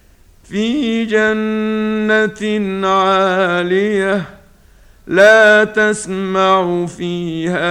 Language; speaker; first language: Arabic; native; Arabic